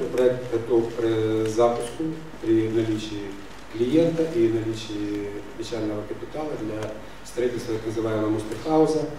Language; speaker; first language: Russian; native; Russian